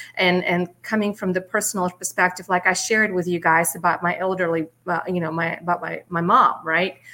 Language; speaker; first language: English; non-native, fluent; Russian